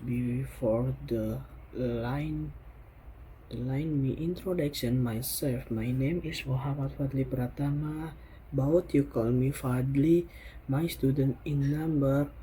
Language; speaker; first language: English; non-native, learner; Indonesian